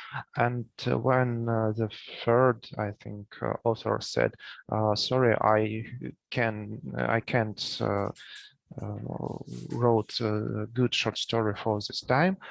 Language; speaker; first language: English; non-native, learner; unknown